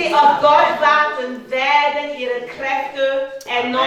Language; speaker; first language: German; non-native, learner; French